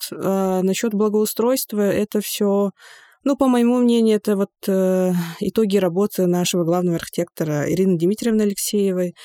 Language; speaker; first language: Russian; non-native, local second language; Yakut